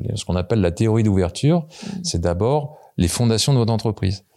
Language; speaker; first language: French; native; French